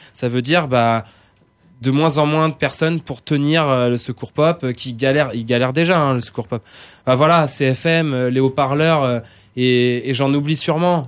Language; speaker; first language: French; native; French